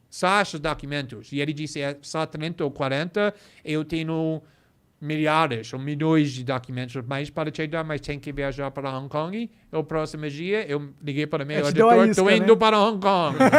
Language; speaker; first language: Portuguese; non-native, fluent; English